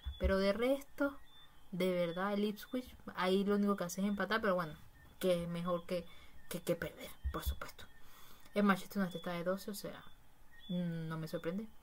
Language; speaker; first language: Spanish; native; Spanish